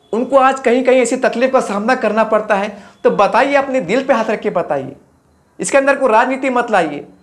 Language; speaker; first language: Hindi; non-native, local second language; Urdu